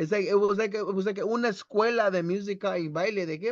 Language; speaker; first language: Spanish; non-native, learner; English